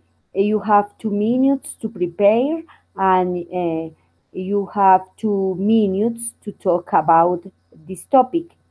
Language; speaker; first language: English; non-native, learner; Spanish